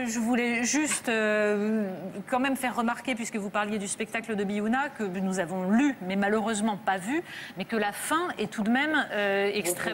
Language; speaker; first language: French; native; French